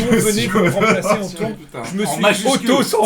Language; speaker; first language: French; native; French